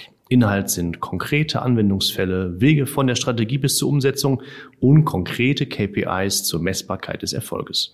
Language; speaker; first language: German; native; German